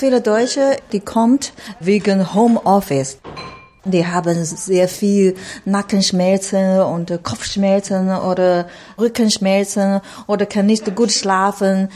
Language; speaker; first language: German; non-native, learner; Chinese